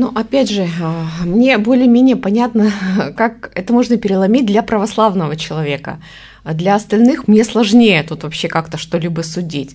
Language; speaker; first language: Russian; native; Russian